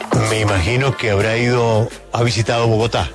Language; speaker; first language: Spanish; native; Spanish